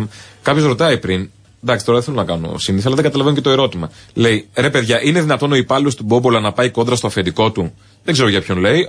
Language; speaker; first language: Greek; native; Greek